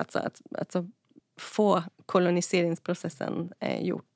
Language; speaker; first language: Swedish; non-native, fluent; Spanish